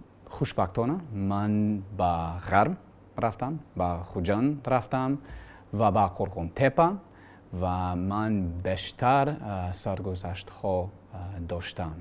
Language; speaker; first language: Persian; non-native, learner; English